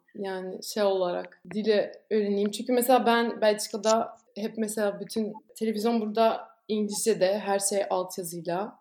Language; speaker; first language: Turkish; non-native, fluent; Dutch